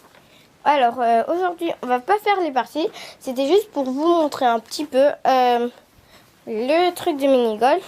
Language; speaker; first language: French; native; French